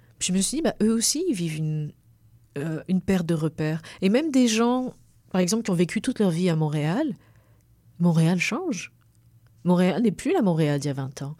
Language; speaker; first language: French; native; French